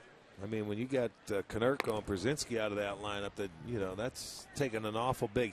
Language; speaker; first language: English; native; English